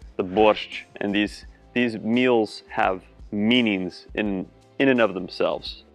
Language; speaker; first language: English; native; English